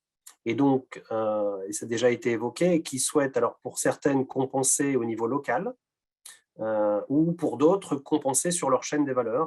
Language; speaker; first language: French; native; French